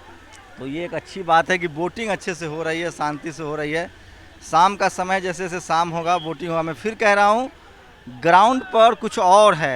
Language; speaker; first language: Hindi; native; Hindi